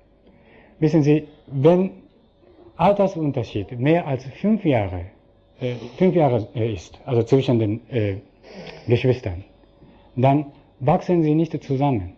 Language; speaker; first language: German; non-native, fluent; Japanese